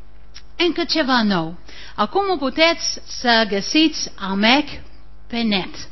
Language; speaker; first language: Romanian; non-native, learner; English